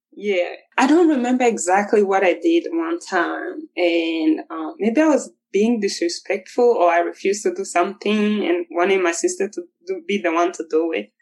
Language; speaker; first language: English; non-native, local second language; Kinyarwanda